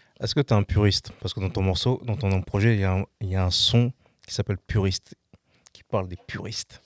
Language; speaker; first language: French; native; French